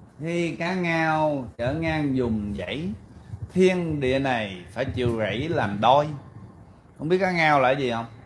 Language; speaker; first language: Vietnamese; early bilingual, heritage; Vietnamese